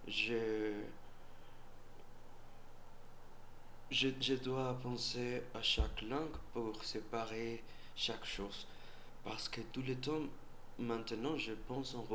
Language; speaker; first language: French; non-native, learner; Spanish